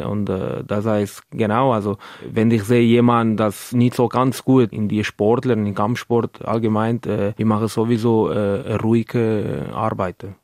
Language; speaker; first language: German; non-native, learner; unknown